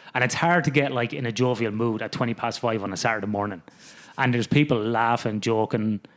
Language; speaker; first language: English; native; English